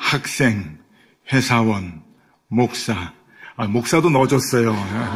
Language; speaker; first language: Korean; native; Korean